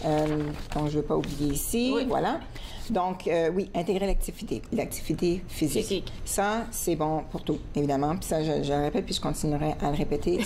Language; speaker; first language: French; native; French